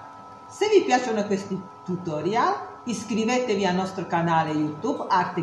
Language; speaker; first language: Italian; native; Italian